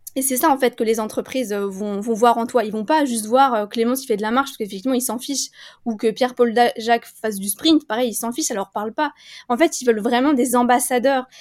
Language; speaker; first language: French; native; French